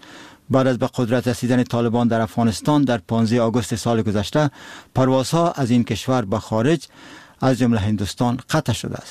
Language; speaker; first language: Persian; native; Persian